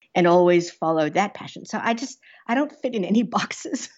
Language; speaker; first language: English; native; English